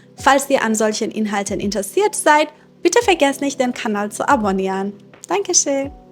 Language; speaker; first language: German; non-native, fluent; Persian